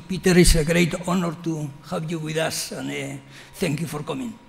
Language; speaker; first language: English; non-native, fluent; Spanish